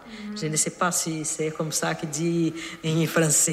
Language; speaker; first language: French; non-native, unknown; Portuguese